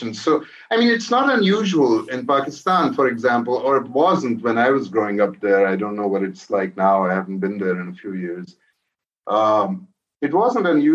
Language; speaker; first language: English; non-native, local second language; Urdu